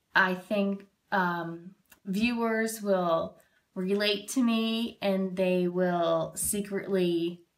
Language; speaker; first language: English; native; English